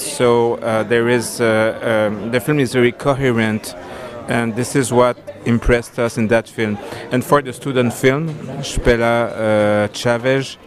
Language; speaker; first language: English; non-native, fluent; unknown